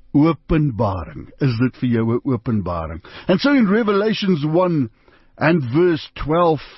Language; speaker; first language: English; non-native, local second language; Afrikaans